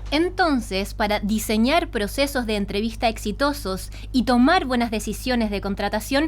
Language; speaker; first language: Spanish; native; Spanish